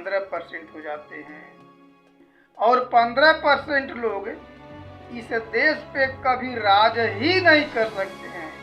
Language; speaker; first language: Hindi; native; Hindi